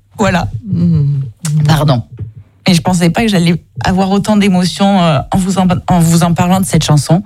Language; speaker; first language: French; native; French